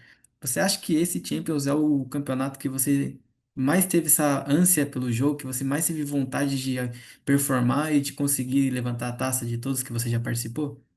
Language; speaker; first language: Portuguese; native; Portuguese